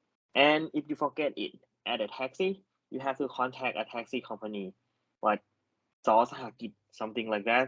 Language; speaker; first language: English; non-native, learner; Thai